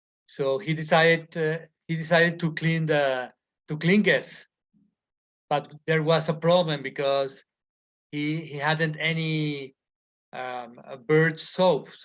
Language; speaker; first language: English; non-native, learner; Spanish